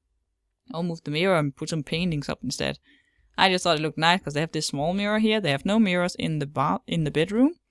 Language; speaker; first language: English; non-native, fluent; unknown